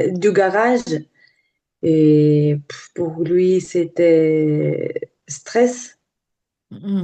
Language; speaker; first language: French; non-native, learner; Ukrainian